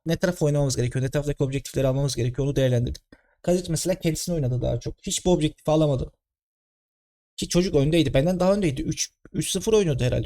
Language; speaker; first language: Turkish; native; Turkish